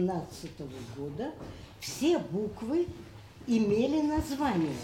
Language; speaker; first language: Russian; native; Russian